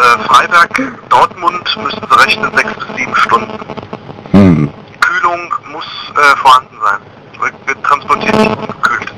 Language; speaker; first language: German; native; German